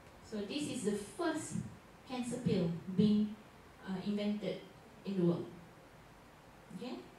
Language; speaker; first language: English; non-native, local second language; Malay